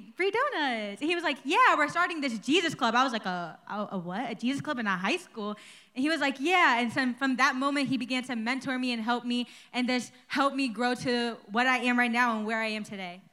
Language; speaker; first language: English; early bilingual, other home language; Spanish